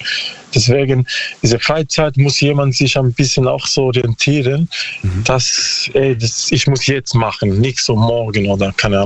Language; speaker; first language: German; non-native, learner; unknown